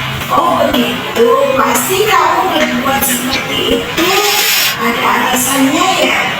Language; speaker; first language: Indonesian; native; Indonesian